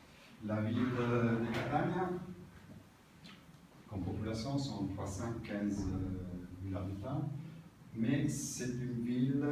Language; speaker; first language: French; non-native, learner; Italian